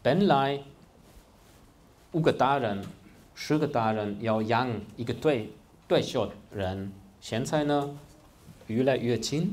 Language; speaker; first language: Chinese; non-native, fluent; German